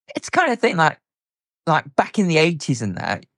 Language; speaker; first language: English; native; English